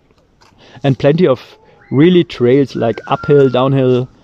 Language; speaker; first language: English; non-native, learner; German